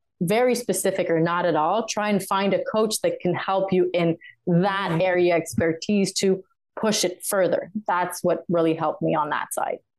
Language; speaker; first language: English; non-native, fluent; French